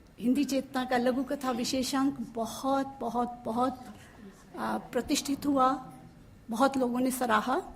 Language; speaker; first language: Hindi; native; Hindi